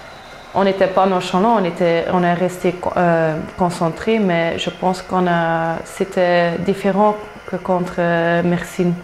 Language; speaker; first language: French; non-native, local second language; Dutch